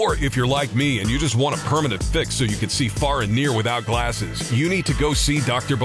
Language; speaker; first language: English; native; English